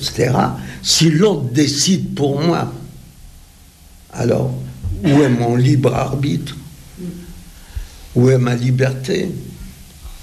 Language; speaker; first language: French; non-native, fluent; Polish